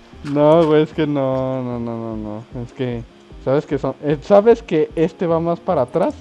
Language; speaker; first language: Spanish; native; Spanish